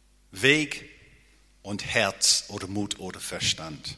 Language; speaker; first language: German; non-native, fluent; English